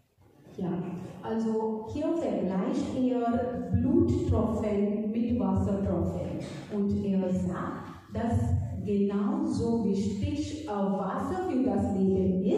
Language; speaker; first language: German; non-native, fluent; Marathi